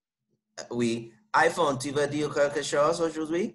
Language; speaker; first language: French; non-native, fluent; Spanish